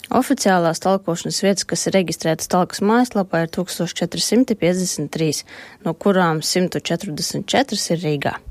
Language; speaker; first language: Latvian; native; Latvian